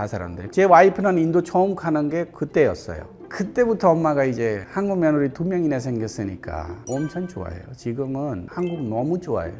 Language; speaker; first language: Korean; non-native, fluent; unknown